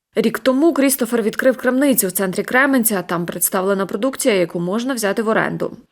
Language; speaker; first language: Ukrainian; native; Ukrainian